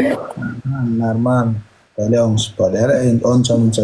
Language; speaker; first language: Russian; non-native, learner; Turkmen